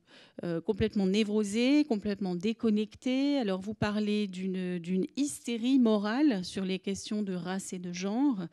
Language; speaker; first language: French; native; French